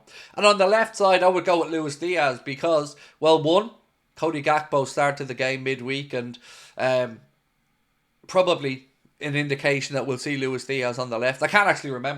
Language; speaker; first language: English; native; English